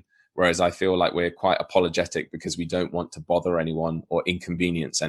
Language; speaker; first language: English; native; English